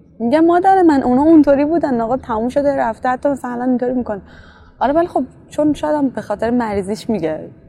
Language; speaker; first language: Persian; native; Persian